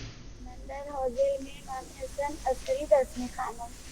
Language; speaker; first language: Persian; non-native, learner; Urdu